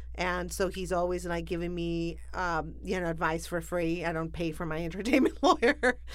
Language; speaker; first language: English; non-native, fluent; Spanish